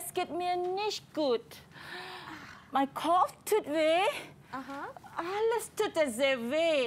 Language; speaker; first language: German; non-native, learner; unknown